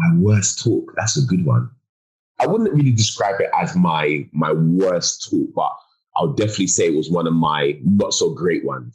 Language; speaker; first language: English; native; English